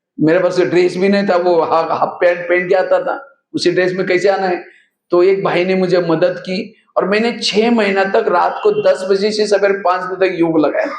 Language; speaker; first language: Hindi; non-native, local second language; Marathi